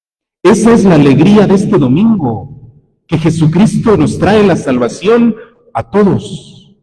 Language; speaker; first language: Spanish; native; Spanish